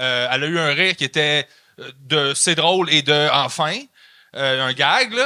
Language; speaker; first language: French; native; French